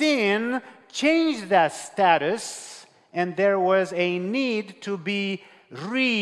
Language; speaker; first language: English; non-native, fluent; Romanian